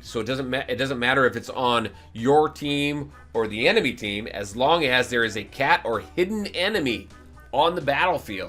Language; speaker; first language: English; native; English